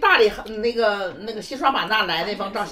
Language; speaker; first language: Chinese; native; Chinese